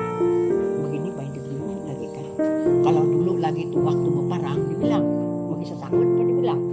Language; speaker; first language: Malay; non-native, local second language; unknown